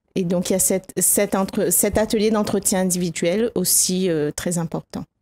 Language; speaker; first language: French; native; French